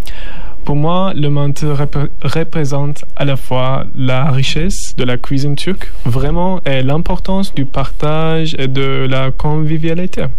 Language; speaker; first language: French; non-native, learner; Turkish